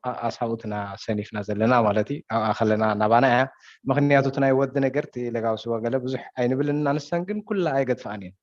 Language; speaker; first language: Tigrinya; native; Tigrinya